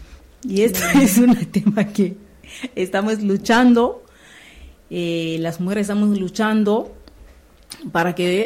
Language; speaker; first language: Spanish; non-native, learner; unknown